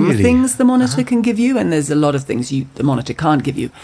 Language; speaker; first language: English; native; English